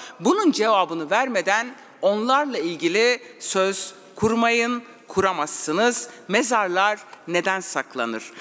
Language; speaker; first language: Turkish; non-native, local second language; Kurdish